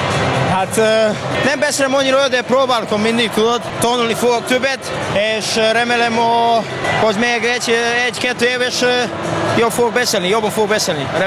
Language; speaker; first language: Hungarian; non-native, learner; English